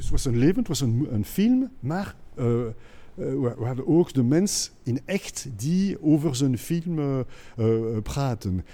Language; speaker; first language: Dutch; non-native, local second language; French